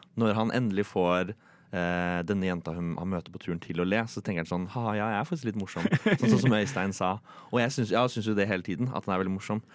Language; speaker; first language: Norwegian; native; Norwegian